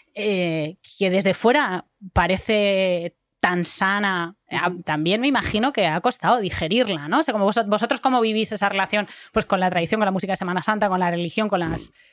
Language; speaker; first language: Spanish; native; Spanish